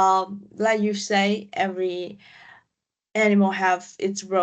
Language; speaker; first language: English; non-native, learner; Vietnamese